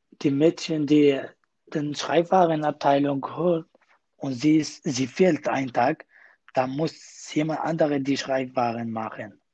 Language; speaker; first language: German; non-native, learner; Kurdish